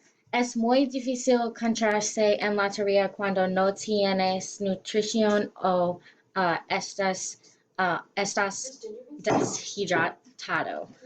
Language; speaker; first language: Spanish; non-native, learner; English